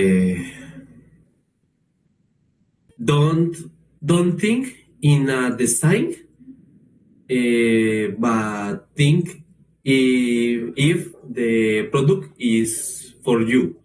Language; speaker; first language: English; non-native, learner; Spanish